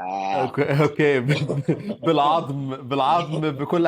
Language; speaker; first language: Arabic; native; Arabic